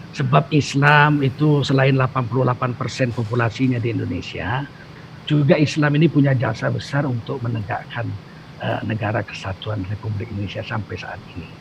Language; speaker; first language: Indonesian; native; Indonesian